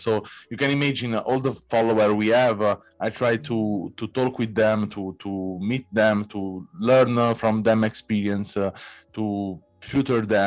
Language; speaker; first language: English; non-native, learner; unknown